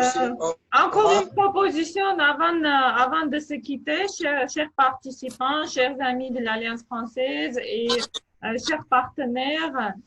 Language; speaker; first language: French; non-native, fluent; Armenian